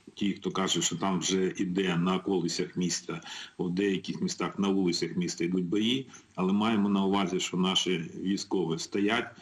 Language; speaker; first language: Ukrainian; non-native, local second language; Russian